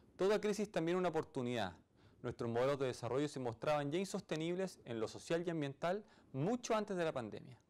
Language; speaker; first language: Spanish; native; Spanish